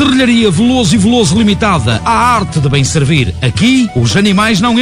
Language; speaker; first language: Portuguese; native; Portuguese